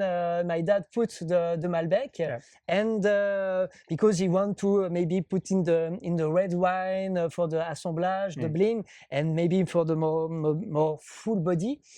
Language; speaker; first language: English; non-native, learner; French